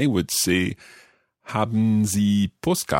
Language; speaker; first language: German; non-native, learner; English